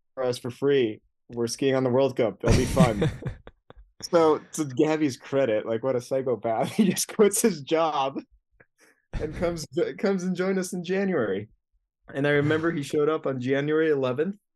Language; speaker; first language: English; early bilingual, other home language; Greek